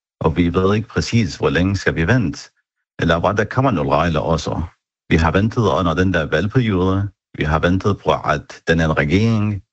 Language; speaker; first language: Danish; non-native, fluent; Arabic